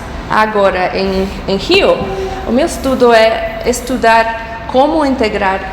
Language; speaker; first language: Portuguese; non-native, fluent; English